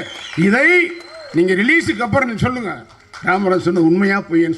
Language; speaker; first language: Tamil; native; Tamil